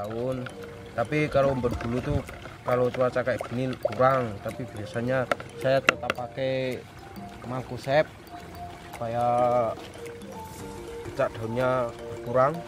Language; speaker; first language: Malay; non-native, local second language; Javanese